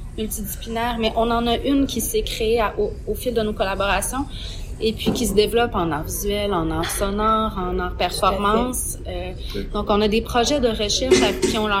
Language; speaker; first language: French; native; French